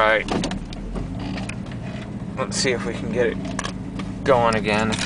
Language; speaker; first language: English; native; English